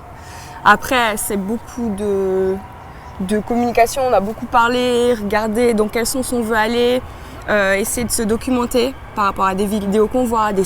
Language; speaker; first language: French; native; French